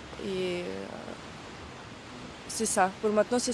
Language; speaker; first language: French; non-native, fluent; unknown